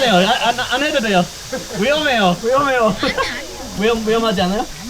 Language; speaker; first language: Korean; non-native, fluent; English